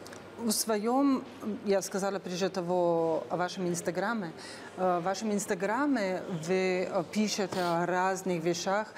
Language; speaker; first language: Russian; non-native, fluent; Slovenian